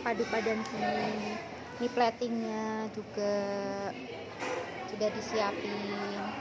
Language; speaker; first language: Indonesian; native; Indonesian